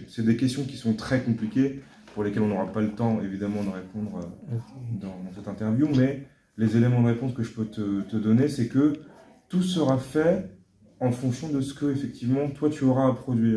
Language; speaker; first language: French; native; French